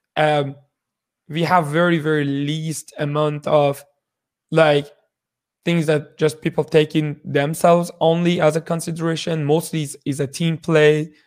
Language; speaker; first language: English; non-native, fluent; Persian